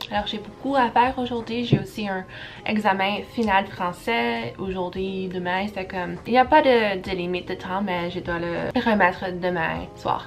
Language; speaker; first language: French; early bilingual, heritage; English